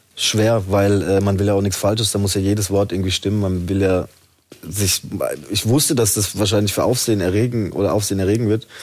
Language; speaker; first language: German; native; German